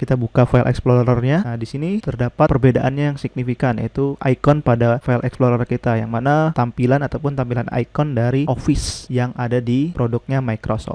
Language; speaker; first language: Indonesian; native; Indonesian